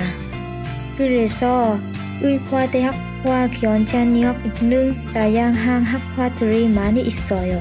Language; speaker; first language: Korean; non-native, learner; Vietnamese